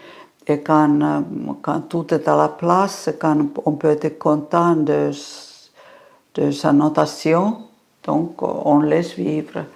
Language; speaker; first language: French; non-native, fluent; Finnish